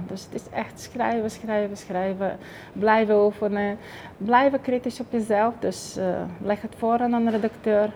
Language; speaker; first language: Dutch; non-native, fluent; Bulgarian